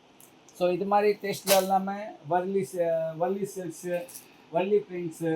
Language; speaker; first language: Tamil; non-native, fluent; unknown